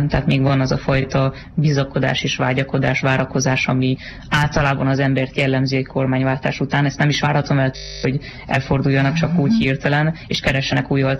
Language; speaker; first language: Hungarian; native; Hungarian